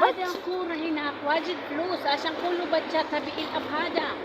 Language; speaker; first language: Arabic; non-native, learner; Filipino